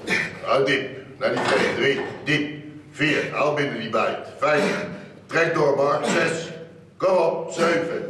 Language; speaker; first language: Dutch; native; Dutch